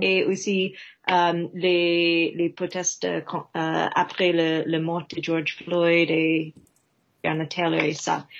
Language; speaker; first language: French; non-native, fluent; English